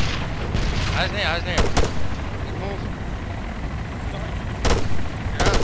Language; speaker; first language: Dutch; native; Dutch